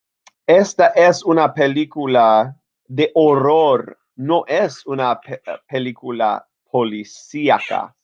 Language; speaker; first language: Spanish; non-native, fluent; English